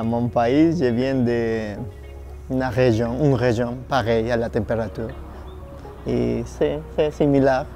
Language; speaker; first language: French; non-native, learner; Spanish